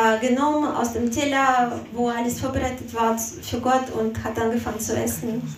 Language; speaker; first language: German; non-native, fluent; Russian